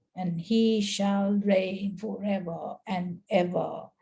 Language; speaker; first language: English; non-native, local second language; Sinhala